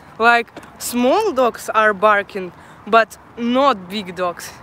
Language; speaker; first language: English; non-native, learner; Russian